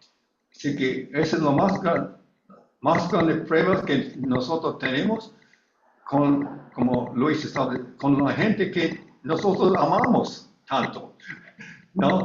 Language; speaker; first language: Spanish; non-native, learner; English